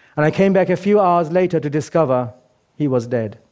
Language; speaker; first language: English; native; English